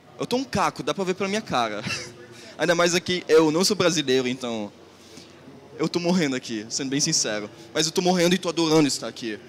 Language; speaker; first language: Portuguese; non-native, fluent; German